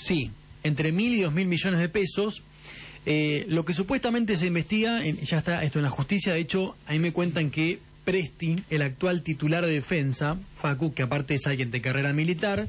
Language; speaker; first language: Spanish; native; Spanish